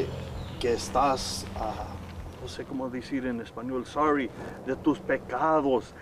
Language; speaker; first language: Spanish; early bilingual, heritage; English